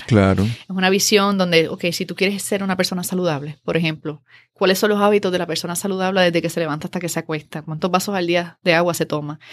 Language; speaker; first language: Spanish; native; Spanish